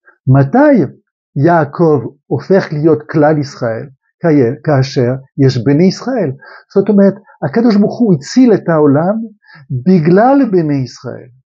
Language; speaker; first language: Hebrew; non-native, fluent; French